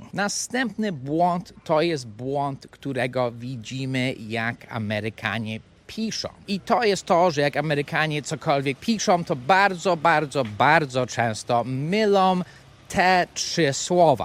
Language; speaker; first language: Polish; non-native, fluent; English